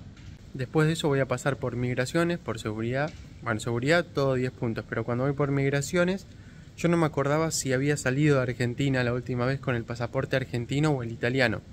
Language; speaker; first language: Spanish; native; Spanish